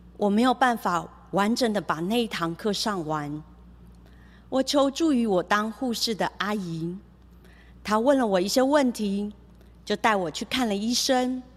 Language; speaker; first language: Chinese; early bilingual, heritage; Chinese